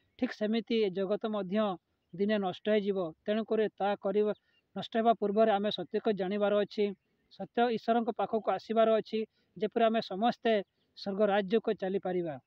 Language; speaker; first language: Odia; non-native, local second language; Santali